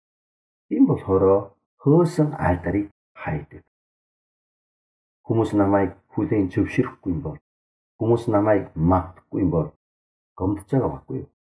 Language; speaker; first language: Mongolian; non-native, fluent; Korean